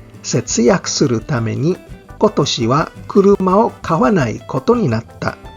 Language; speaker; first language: Japanese; non-native, fluent; Filipino